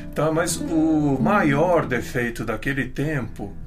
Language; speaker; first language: Portuguese; non-native, local second language; Ukrainian